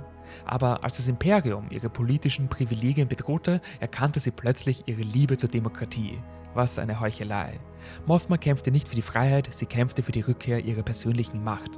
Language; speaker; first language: German; native; German